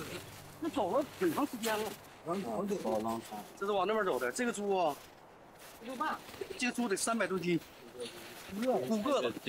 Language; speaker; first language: Chinese; native; Chinese